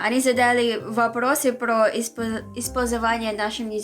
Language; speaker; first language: Russian; non-native, learner; Filipino